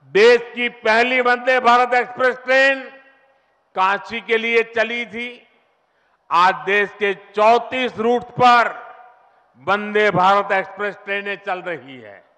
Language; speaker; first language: Hindi; non-native, local second language; Gujarati